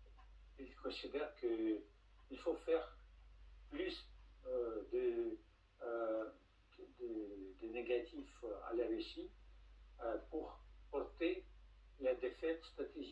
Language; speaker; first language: French; non-native, fluent; Russian